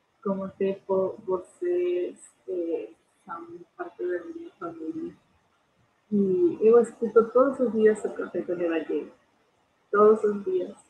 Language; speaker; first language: Portuguese; non-native, learner; Spanish